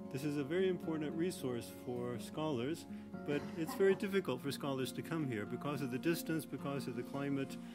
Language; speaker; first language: English; native; English